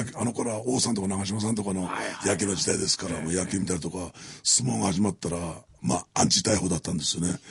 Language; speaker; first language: Japanese; native; Japanese